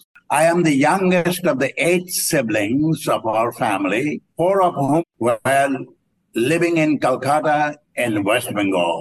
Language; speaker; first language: English; non-native, local second language; Bangla